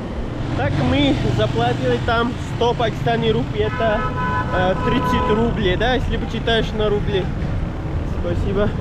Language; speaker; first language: Russian; non-native, learner; Pashto